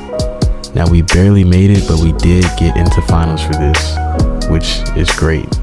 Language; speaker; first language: English; native; English